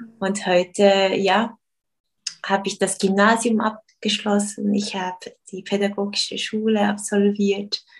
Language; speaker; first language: German; early bilingual, other home language; Portuguese